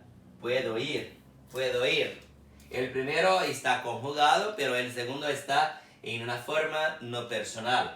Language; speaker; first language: Spanish; non-native, fluent; Portuguese